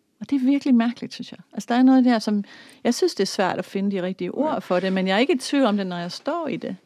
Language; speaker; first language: Danish; native; Danish